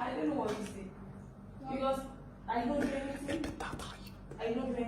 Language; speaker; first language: English; non-native, learner; Arabic